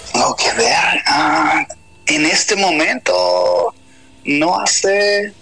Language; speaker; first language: Spanish; non-native, fluent; German